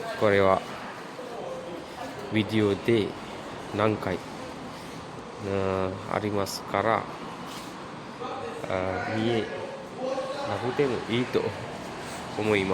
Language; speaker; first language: Japanese; non-native, learner; Sinhala